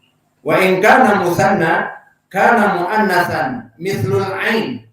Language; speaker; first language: Arabic; non-native, fluent; Indonesian